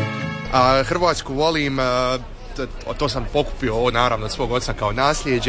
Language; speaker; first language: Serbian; early bilingual, heritage; Serbian